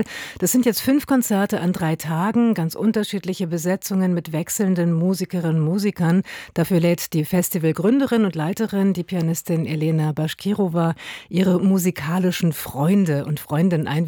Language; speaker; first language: German; native; German